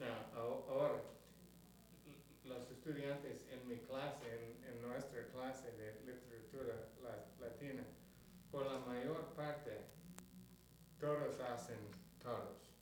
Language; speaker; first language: Spanish; non-native, learner; English